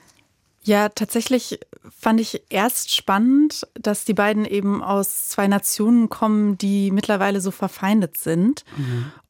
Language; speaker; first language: German; native; German